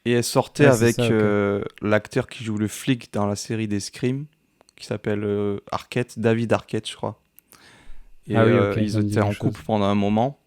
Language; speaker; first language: French; native; French